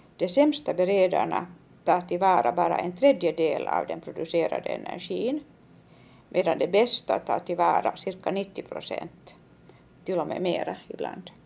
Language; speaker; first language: Swedish; native; Swedish